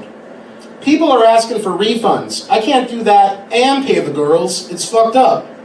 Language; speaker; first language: English; native; English